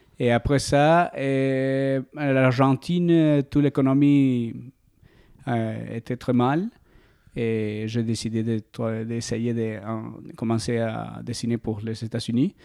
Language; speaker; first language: French; non-native, learner; Spanish